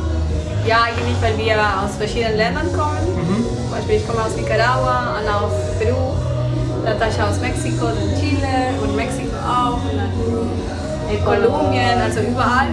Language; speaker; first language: German; non-native, fluent; Spanish